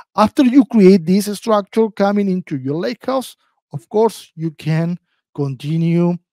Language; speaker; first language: English; non-native, fluent; Spanish